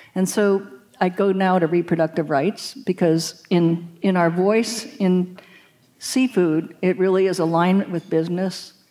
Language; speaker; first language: English; native; English